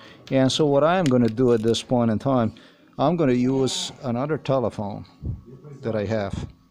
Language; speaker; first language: English; non-native, fluent; Slovenian